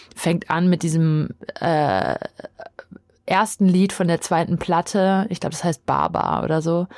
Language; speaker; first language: German; native; German